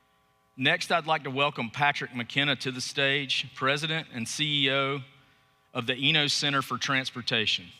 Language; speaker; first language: English; native; English